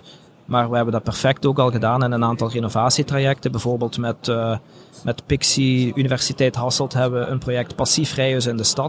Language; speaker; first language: Dutch; native; Dutch